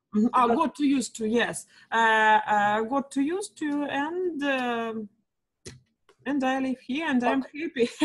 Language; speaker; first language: English; non-native, learner; Russian